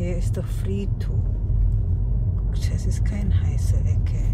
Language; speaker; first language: German; non-native, learner; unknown